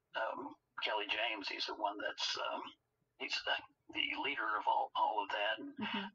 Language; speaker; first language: English; native; English